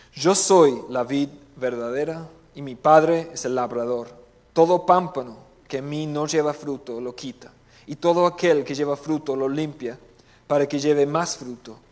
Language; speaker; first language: Spanish; non-native, fluent; English